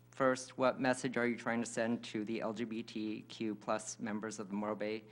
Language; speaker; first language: English; native; English